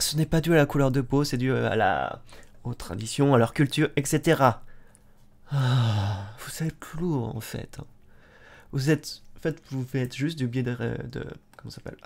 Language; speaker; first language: French; native; French